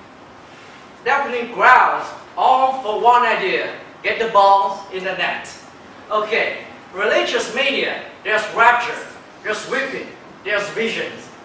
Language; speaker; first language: English; non-native, learner; Vietnamese